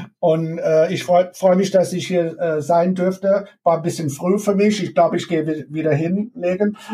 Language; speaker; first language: German; non-native, fluent; English